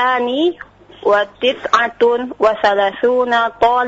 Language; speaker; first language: Arabic; non-native, learner; Indonesian